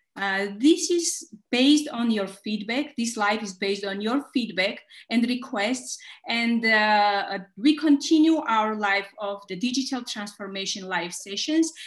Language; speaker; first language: English; non-native, fluent; Georgian